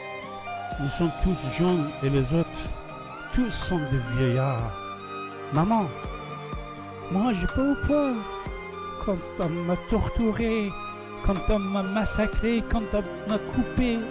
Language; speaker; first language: French; non-native, fluent; Persian